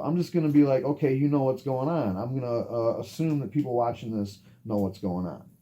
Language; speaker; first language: English; native; English